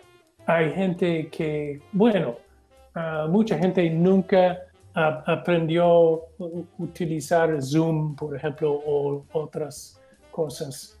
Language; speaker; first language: Spanish; non-native, fluent; English